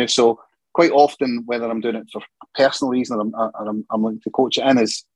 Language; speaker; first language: English; native; English